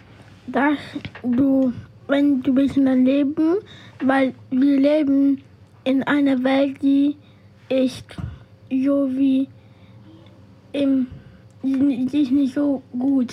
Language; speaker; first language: German; non-native, learner; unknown